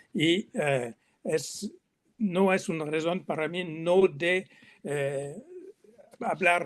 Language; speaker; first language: Spanish; non-native, learner; French